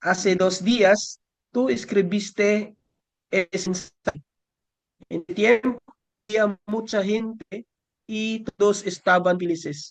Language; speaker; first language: Spanish; non-native, learner; Filipino